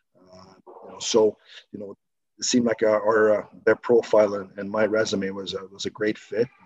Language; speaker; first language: English; non-native, fluent; Swedish